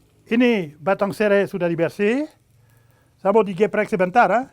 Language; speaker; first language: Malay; non-native, fluent; French